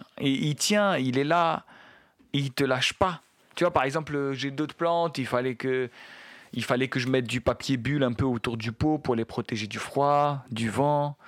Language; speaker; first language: French; non-native, local second language; Arabic